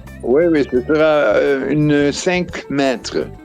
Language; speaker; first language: French; non-native, fluent; Dutch